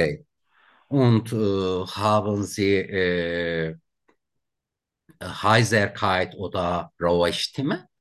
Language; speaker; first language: German; non-native, learner; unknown